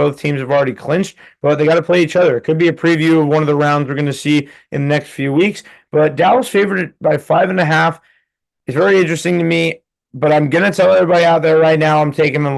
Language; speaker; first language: English; native; English